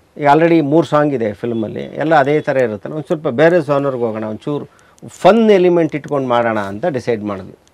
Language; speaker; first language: Kannada; native; Kannada